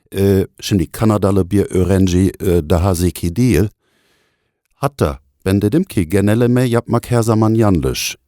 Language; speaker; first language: Turkish; non-native, fluent; German